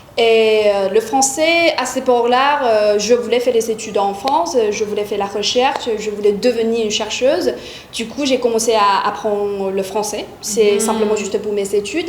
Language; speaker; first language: French; non-native, fluent; Chinese